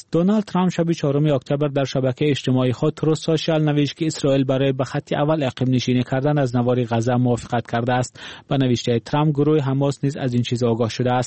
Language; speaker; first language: Persian; native; Persian